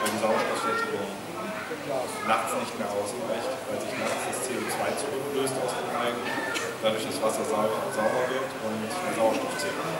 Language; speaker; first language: German; native; German